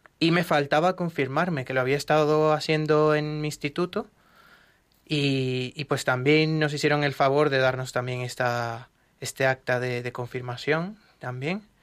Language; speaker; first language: Spanish; native; Spanish